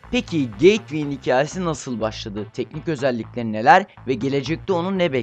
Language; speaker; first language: Turkish; native; Turkish